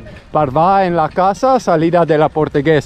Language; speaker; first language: Spanish; non-native, learner; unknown